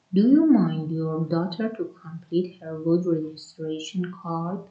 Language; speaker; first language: English; non-native, fluent; Persian